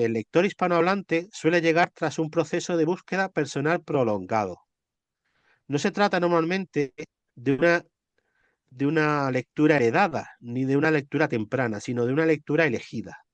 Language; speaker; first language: Spanish; native; Spanish